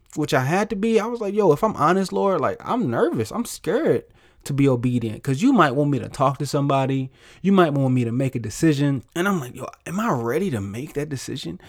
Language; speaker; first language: English; native; English